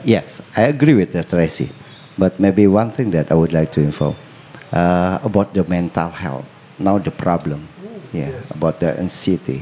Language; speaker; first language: English; non-native, learner; Indonesian